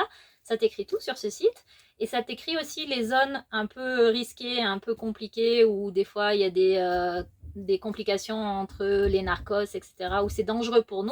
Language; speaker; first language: French; native; French